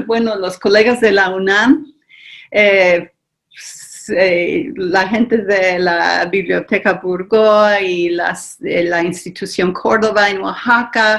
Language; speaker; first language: Spanish; non-native, fluent; English